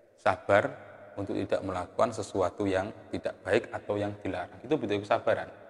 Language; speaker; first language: Indonesian; non-native, local second language; Javanese